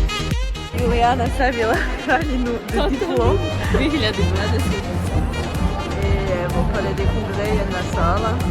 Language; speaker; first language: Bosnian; early bilingual, heritage; Serbian